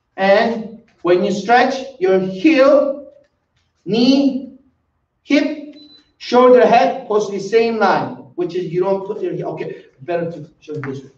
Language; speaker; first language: English; non-native, fluent; Korean